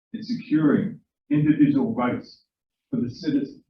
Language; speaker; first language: English; native; English